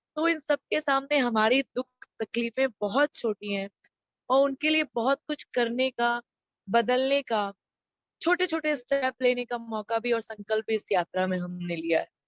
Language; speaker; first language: Hindi; native; Hindi